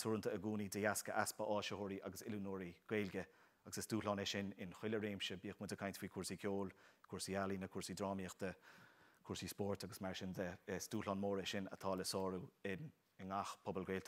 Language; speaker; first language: Irish; native; Irish